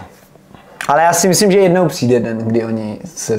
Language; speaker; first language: Czech; native; Czech